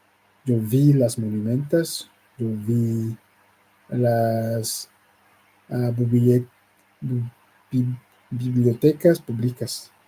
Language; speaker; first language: Spanish; non-native, learner; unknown